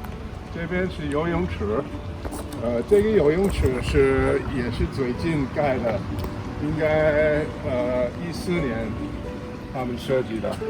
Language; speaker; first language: Chinese; early bilingual, heritage; Chinese